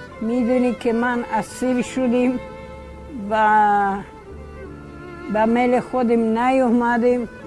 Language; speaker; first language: Persian; early bilingual, other home language; Polish